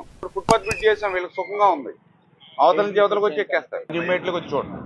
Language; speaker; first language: Telugu; native; Telugu